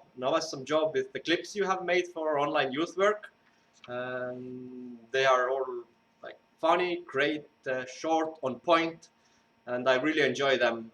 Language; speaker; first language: English; non-native, fluent; Estonian